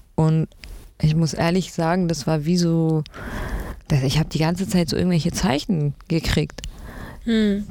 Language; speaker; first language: German; early bilingual, other home language; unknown